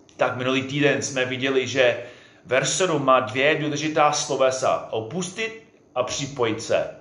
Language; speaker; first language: Czech; non-native, fluent; English